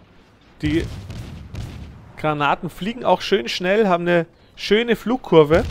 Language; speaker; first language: German; native; German